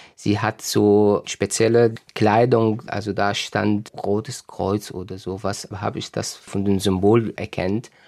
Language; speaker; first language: German; non-native, fluent; Arabic